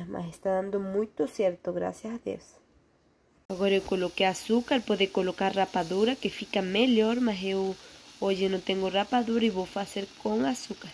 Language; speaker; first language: Portuguese; non-native, fluent; Spanish